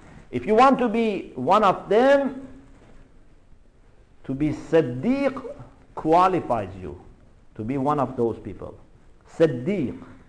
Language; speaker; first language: English; non-native, fluent; Persian